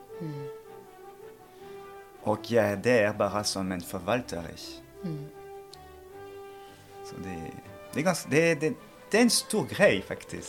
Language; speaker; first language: Swedish; non-native, fluent; French